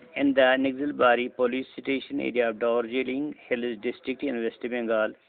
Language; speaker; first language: English; non-native, local second language; Urdu